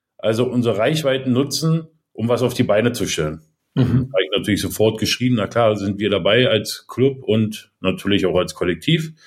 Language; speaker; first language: German; native; German